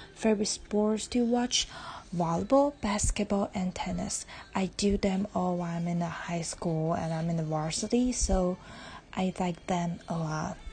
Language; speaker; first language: English; non-native, learner; Chinese